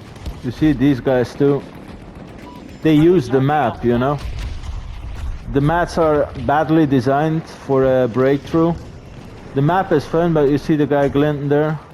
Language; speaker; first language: English; non-native, fluent; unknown